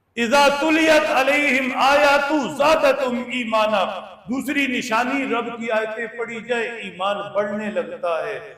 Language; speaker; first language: Urdu; non-native, local second language; Punjabi